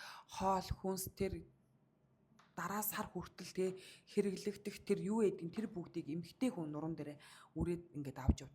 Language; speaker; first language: Mongolian; native; Mongolian